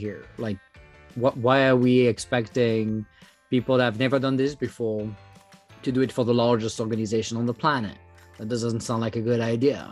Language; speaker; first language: English; non-native, fluent; French